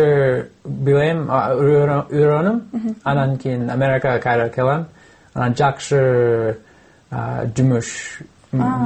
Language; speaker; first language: Kyrgyz; non-native, learner; English